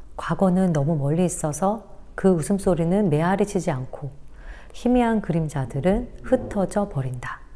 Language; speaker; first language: Korean; native; Korean